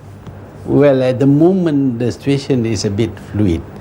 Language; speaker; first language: English; non-native, local second language; Malay